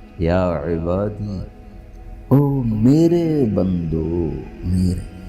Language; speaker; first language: Urdu; non-native, local second language; Punjabi